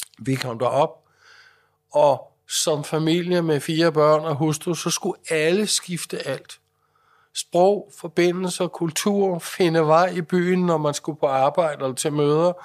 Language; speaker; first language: Danish; native; Danish